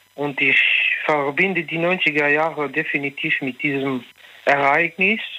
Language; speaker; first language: German; non-native, learner; French